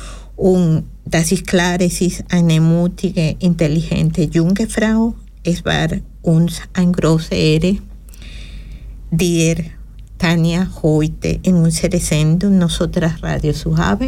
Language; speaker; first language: German; non-native, fluent; Spanish